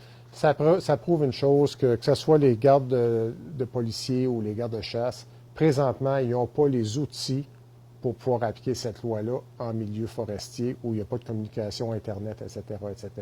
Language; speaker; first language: French; native; French